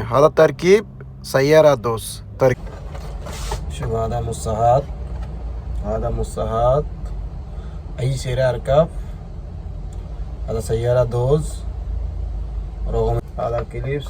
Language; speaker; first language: Arabic; non-native, learner; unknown